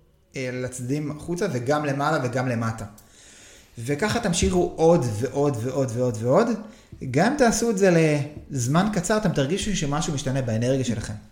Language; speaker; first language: Hebrew; native; Hebrew